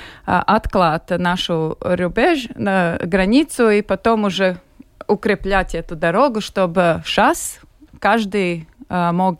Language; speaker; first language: Russian; non-native, local second language; Latvian